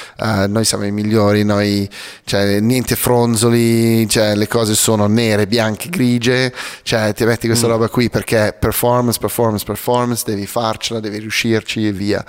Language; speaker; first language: Italian; native; Italian